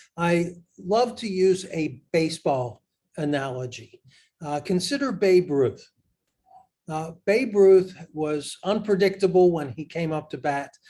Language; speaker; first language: English; native; English